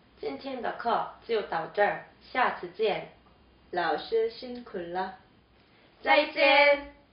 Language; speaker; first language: Chinese; non-native, learner; Korean